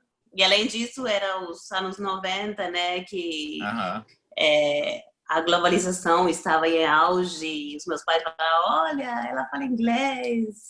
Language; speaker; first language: Portuguese; non-native, fluent; Spanish